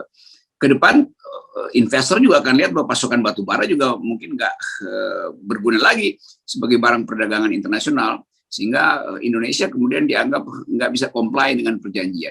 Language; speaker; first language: Indonesian; native; Indonesian